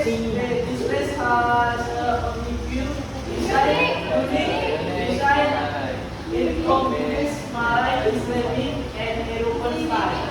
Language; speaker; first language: English; non-native, learner; Indonesian